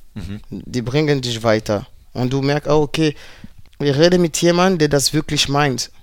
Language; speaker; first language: German; non-native, fluent; French